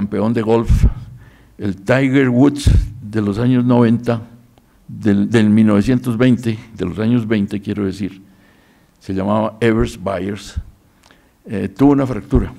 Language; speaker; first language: Spanish; native; Spanish